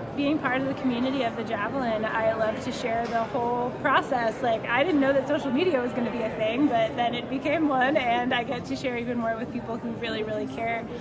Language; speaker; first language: English; native; English